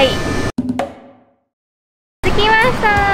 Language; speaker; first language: Japanese; non-native, fluent; Chinese